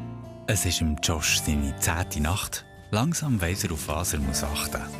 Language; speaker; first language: German; native; German